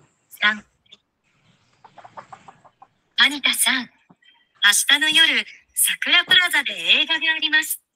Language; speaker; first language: Japanese; non-native, learner; Bangla